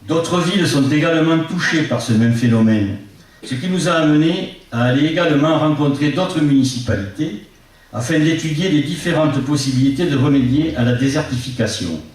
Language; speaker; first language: French; native; French